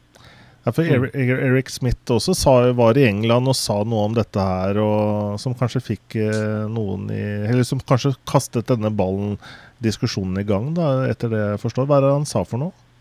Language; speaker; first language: Norwegian; native; Norwegian